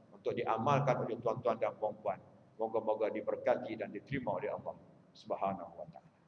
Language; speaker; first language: Malay; native; Malay